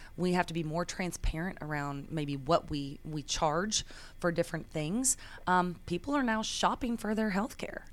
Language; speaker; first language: English; native; English